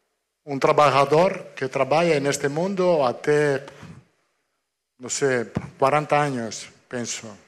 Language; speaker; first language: Portuguese; non-native, fluent; Italian